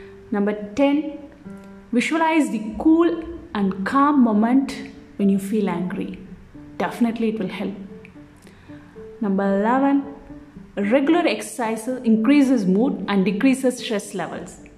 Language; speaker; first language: English; non-native, local second language; Tamil